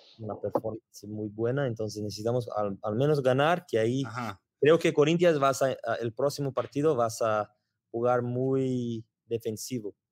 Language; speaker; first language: Spanish; non-native, learner; Portuguese